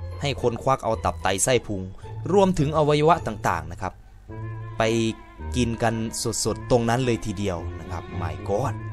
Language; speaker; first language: Thai; native; Thai